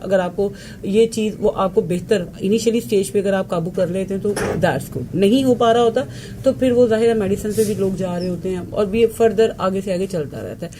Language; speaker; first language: Urdu; native; Urdu